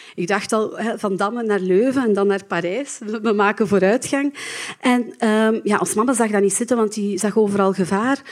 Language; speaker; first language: Dutch; native; Dutch